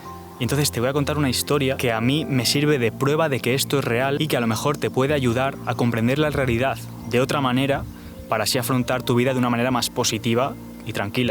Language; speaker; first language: Spanish; native; Spanish